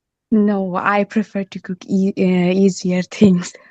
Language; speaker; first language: English; non-native, learner; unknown